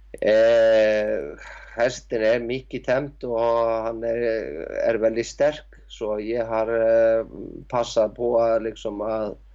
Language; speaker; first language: Swedish; non-native, learner; Icelandic